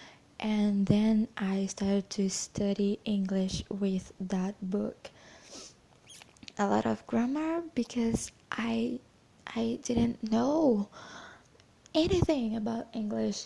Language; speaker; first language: English; non-native, fluent; Portuguese